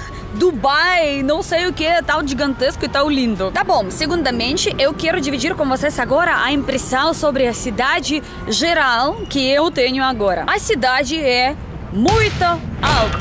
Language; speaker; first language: Portuguese; non-native, learner; Russian